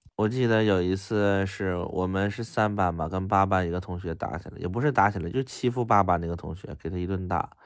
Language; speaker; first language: Chinese; native; Chinese